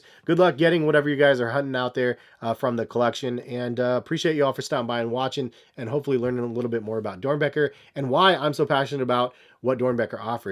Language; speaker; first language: English; native; English